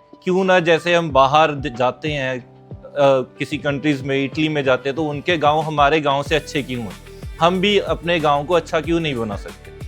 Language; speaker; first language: Hindi; non-native, local second language; Punjabi